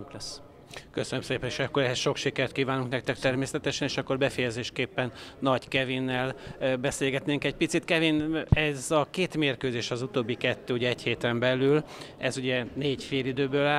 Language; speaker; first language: Hungarian; native; Hungarian